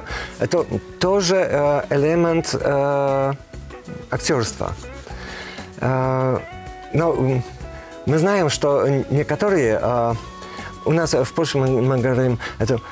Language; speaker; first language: Russian; non-native, learner; Polish